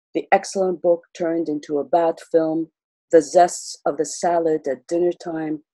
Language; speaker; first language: English; non-native, local second language; Armenian